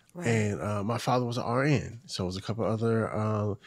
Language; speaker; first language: English; native; English